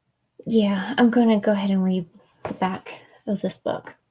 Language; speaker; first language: English; native; English